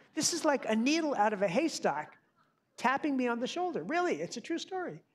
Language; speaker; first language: English; native; English